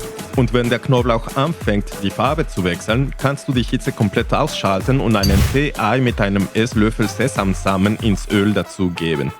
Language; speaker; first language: German; non-native, fluent; Spanish